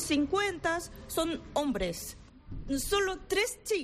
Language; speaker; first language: Spanish; non-native, learner; Korean